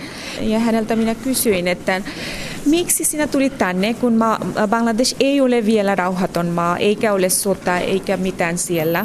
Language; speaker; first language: Finnish; non-native, fluent; Bangla